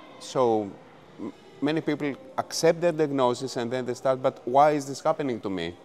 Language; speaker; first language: English; non-native, fluent; Greek